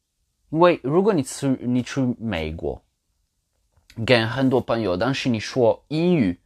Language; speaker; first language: Chinese; non-native, learner; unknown